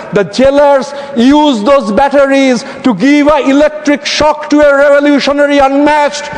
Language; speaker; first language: English; non-native, local second language; Bangla